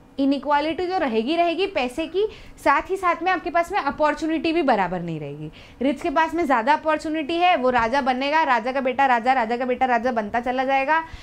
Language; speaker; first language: Hindi; native; Hindi